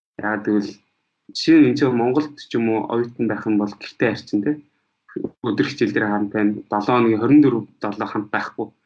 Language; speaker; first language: Mongolian; early bilingual, heritage; Mongolian